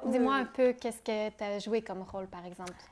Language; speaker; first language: French; native; French